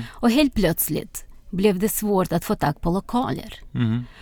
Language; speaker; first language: Swedish; non-native, fluent; Russian